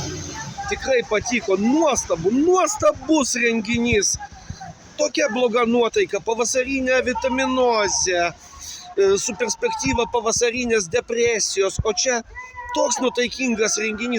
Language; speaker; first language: Lithuanian; native; Lithuanian